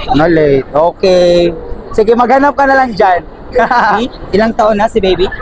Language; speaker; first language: Filipino; native; Filipino